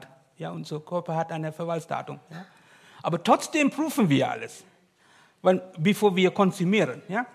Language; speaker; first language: German; non-native, learner; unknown